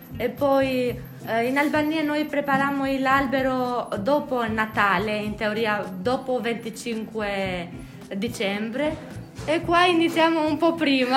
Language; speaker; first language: Italian; non-native, learner; Albanian